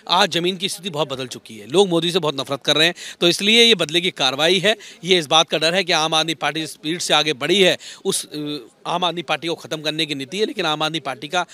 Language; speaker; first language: Hindi; native; Hindi